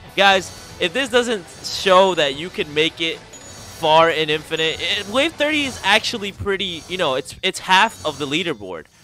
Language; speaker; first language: English; early bilingual, other home language; Spanish